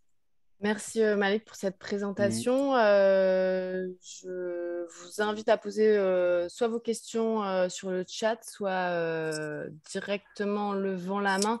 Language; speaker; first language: French; native; French